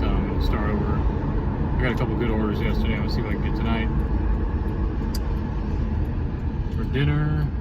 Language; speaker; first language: English; native; English